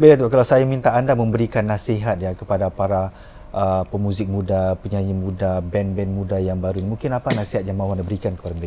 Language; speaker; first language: Malay; native; Malay